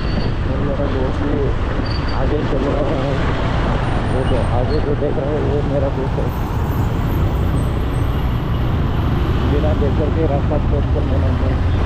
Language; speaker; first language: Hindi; non-native, local second language; Bodo